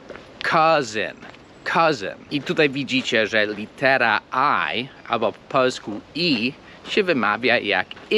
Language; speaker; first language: Polish; non-native, fluent; English